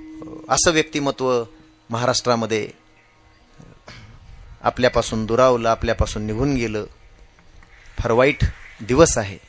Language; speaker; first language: Marathi; native; Marathi